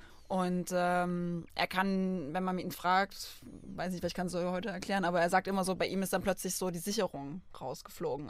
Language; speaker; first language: German; native; German